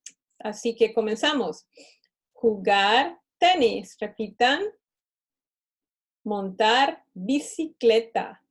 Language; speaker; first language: Spanish; non-native, fluent; English